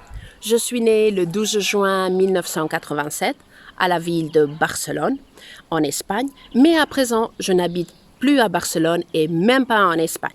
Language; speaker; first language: French; non-native, fluent; Spanish